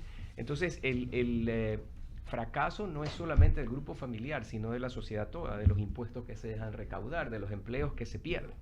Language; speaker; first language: Spanish; native; Spanish